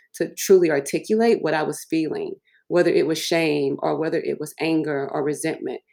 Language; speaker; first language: English; early bilingual, other home language; Yoruba